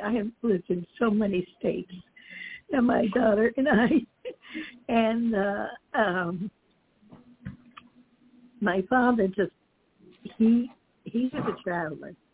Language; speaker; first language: English; early bilingual, other home language; Dutch